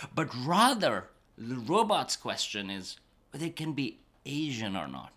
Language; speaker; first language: English; non-native, local second language; Urdu